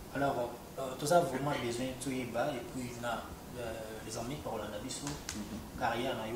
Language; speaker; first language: French; non-native, local second language; Lingala